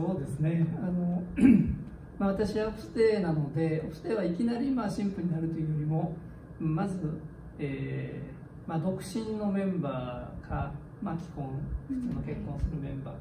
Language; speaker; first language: Japanese; native; Japanese